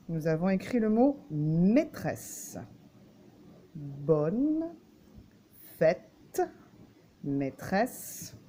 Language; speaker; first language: French; native; French